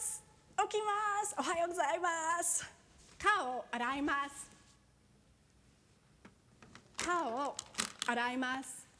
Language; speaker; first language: Japanese; non-native, fluent; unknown